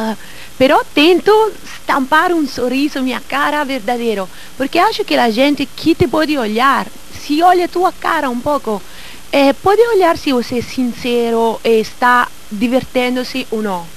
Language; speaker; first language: Portuguese; non-native, learner; Italian